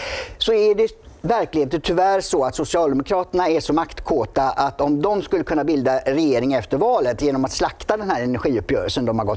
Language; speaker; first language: Swedish; native; Swedish